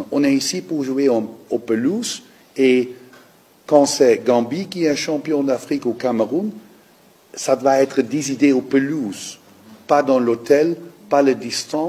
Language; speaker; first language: French; non-native, learner; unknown